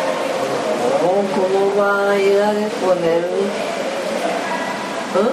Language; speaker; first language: Spanish; early bilingual, other home language; Japanese